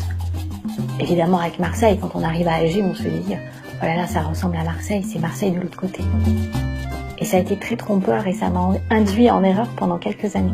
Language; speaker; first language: French; native; French